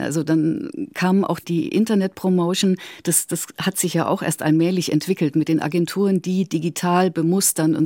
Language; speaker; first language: German; native; German